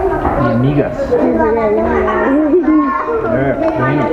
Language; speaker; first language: Spanish; non-native, learner; English